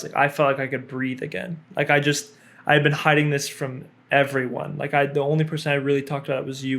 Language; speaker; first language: English; native; English